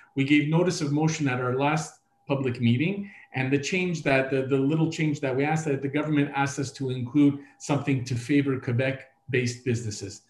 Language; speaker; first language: English; native; English